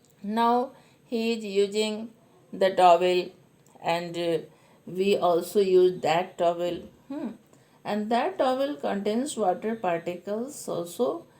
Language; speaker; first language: English; non-native, local second language; Hindi